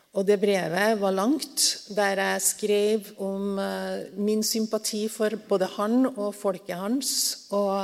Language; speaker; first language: Norwegian; native; Norwegian